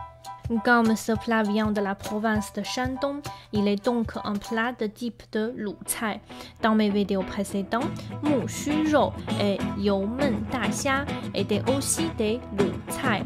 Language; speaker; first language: French; non-native, fluent; Chinese